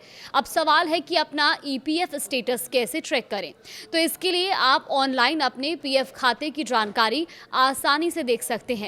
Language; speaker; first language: Hindi; native; Hindi